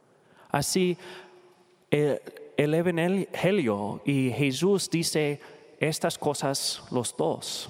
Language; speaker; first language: Spanish; non-native, learner; English